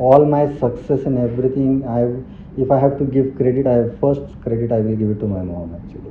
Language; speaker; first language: English; non-native, local second language; Marathi